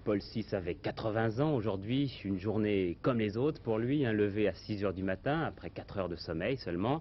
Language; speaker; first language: French; native; French